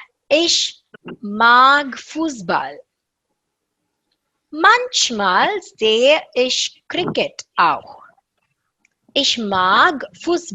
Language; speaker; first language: German; non-native, fluent; Tamil